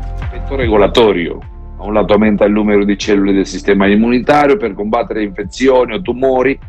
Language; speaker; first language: Italian; non-native, learner; Spanish